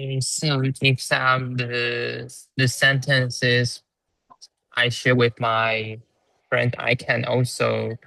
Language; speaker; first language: English; non-native, learner; Chinese